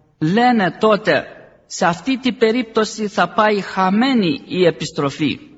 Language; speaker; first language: Greek; non-native, fluent; Arabic